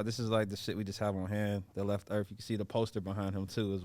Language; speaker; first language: English; native; English